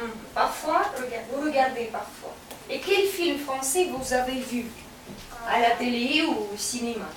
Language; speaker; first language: French; non-native, fluent; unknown